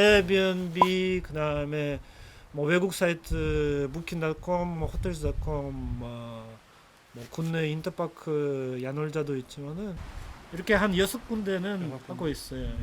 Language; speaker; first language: Korean; non-native, fluent; Russian